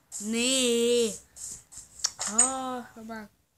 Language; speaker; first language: Dutch; early bilingual, other home language; Turkish